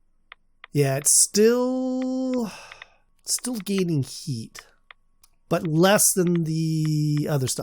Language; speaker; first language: English; native; English